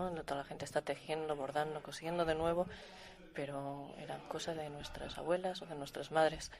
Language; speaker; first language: Spanish; native; Spanish